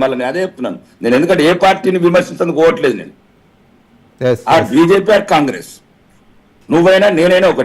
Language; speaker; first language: Telugu; native; Telugu